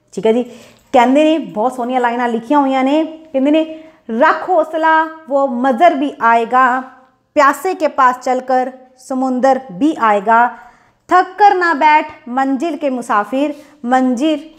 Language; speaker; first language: Hindi; non-native, local second language; Punjabi